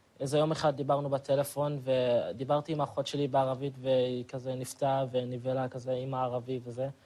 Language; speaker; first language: Hebrew; non-native, local second language; Arabic